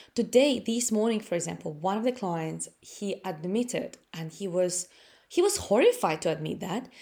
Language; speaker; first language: English; non-native, fluent; Latvian